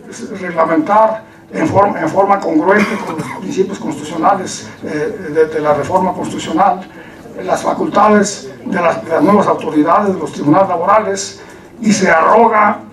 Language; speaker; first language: Spanish; native; Spanish